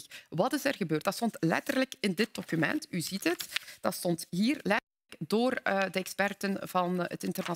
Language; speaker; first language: Dutch; native; Dutch